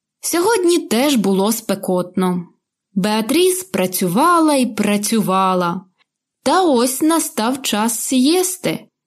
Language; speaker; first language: Ukrainian; native; Ukrainian